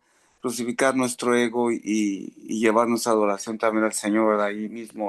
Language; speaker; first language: Spanish; native; Spanish